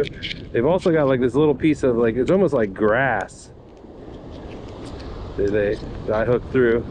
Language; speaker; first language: English; native; English